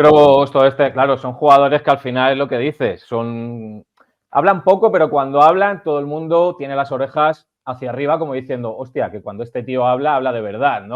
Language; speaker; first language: Spanish; native; Spanish